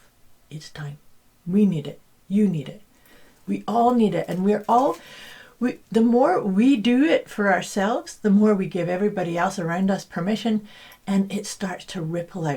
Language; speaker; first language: English; native; English